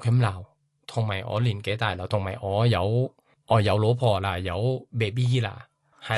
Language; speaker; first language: Cantonese; non-native, learner; Thai